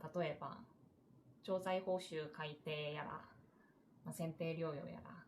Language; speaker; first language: Japanese; non-native, fluent; Korean